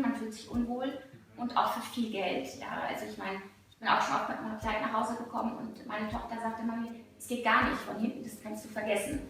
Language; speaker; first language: German; native; German